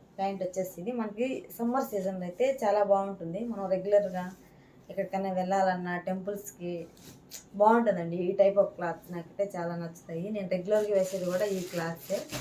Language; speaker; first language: Telugu; native; Telugu